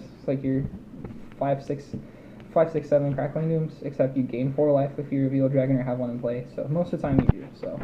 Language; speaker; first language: English; native; English